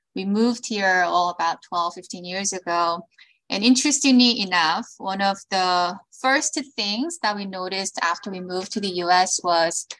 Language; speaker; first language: English; early bilingual, other home language; Korean